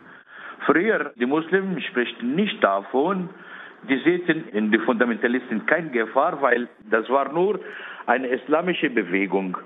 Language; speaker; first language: German; non-native, learner; Arabic